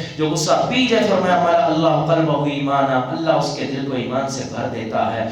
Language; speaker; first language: Urdu; non-native, local second language; Punjabi